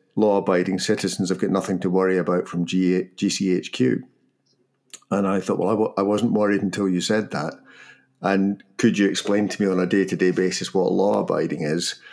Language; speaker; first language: English; native; English